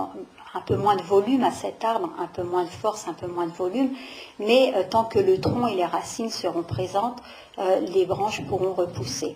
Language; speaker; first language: French; native; French